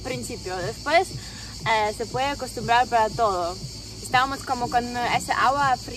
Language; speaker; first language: Spanish; non-native, fluent; Ukrainian